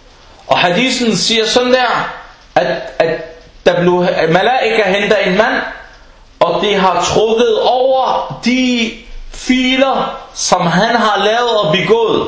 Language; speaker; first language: Danish; non-native, local second language; Arabic